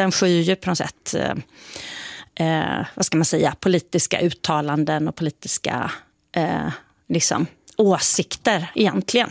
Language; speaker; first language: Swedish; native; Swedish